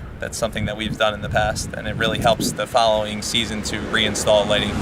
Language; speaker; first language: English; native; English